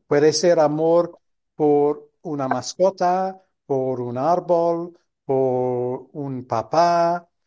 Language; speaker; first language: Spanish; non-native, fluent; English